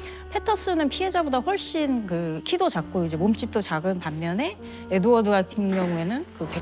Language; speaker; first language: Korean; native; Korean